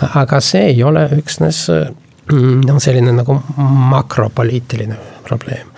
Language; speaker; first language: Estonian; non-native, local second language; Russian